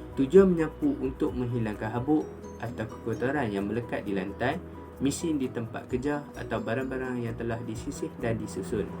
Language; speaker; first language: Malay; native; Malay